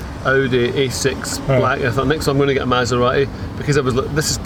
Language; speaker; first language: English; native; English